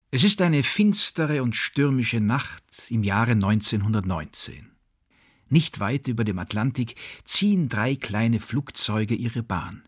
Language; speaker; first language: German; native; German